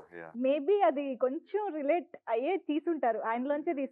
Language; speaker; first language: Telugu; native; Telugu